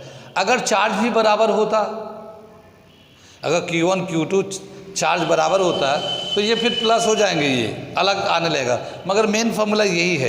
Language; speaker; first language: Hindi; native; Hindi